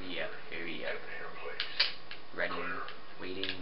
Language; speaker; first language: English; native; English